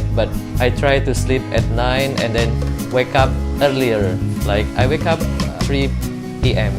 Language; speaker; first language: English; non-native, learner; Indonesian